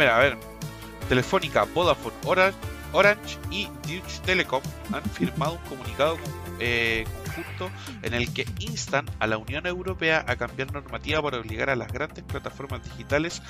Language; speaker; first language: Spanish; native; Spanish